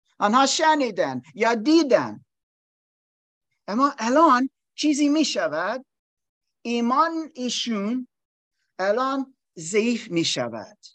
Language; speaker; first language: Persian; non-native, learner; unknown